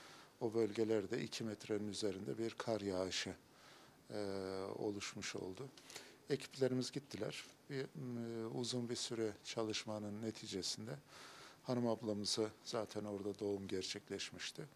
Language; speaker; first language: Turkish; native; Turkish